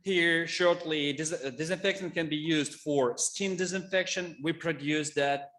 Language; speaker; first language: English; non-native, fluent; Russian